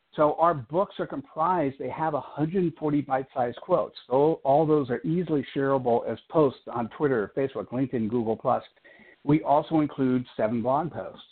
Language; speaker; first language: English; native; English